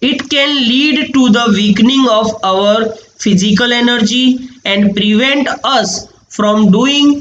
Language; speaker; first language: English; non-native, local second language; Gujarati